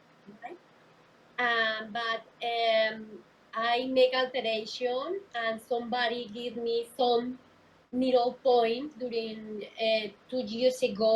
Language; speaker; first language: English; non-native, learner; Spanish